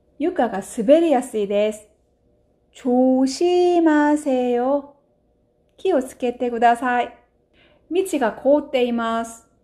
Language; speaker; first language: Japanese; non-native, fluent; Korean